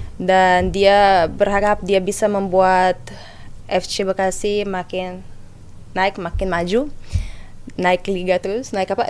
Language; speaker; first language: Indonesian; non-native, fluent; Portuguese